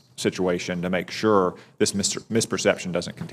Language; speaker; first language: English; native; English